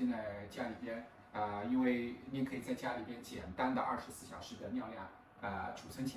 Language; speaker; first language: Chinese; native; Chinese